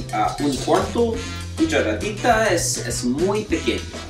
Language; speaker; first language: Spanish; non-native, learner; English